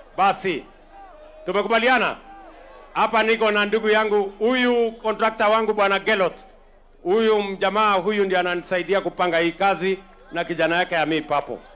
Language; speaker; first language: Swahili; non-native, local second language; Kalenjin